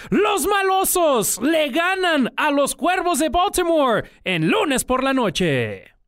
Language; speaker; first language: Spanish; early bilingual, heritage; Spanish